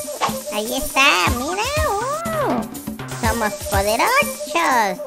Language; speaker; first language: Spanish; native; Spanish